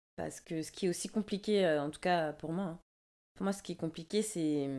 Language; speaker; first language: French; native; French